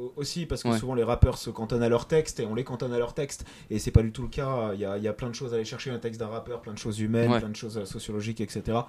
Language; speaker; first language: French; native; French